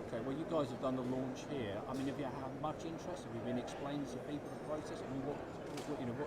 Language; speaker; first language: English; native; English